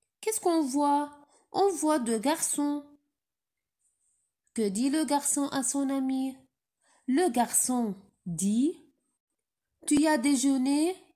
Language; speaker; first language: French; non-native, local second language; Arabic